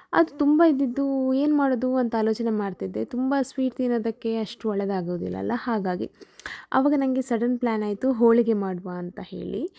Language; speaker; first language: Kannada; native; Kannada